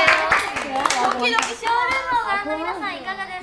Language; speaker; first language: Japanese; native; Japanese